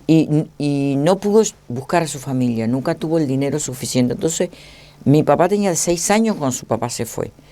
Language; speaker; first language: Spanish; native; Spanish